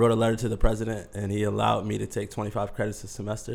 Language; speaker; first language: English; native; English